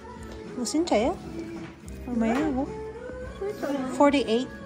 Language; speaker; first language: Korean; non-native, learner; Filipino